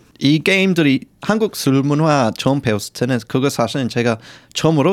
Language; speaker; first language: Korean; non-native, fluent; English